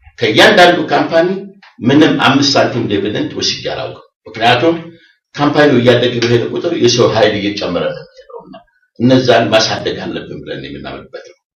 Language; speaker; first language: Amharic; native; Amharic